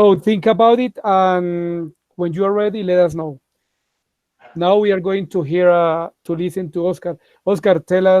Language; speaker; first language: English; non-native, fluent; Spanish